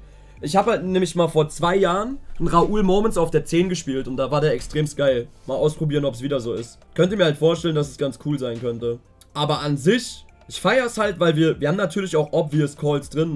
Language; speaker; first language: German; native; German